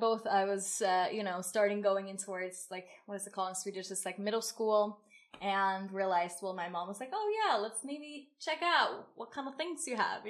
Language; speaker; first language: English; non-native, fluent; Swedish